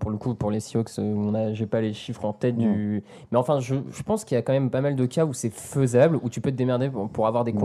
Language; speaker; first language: French; native; French